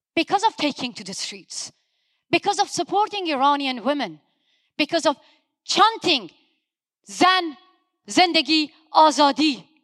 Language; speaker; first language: English; non-native, fluent; Persian